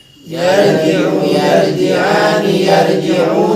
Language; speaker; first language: Arabic; non-native, learner; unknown